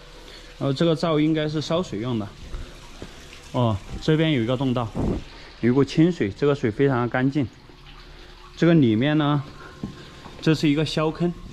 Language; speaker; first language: Chinese; native; Chinese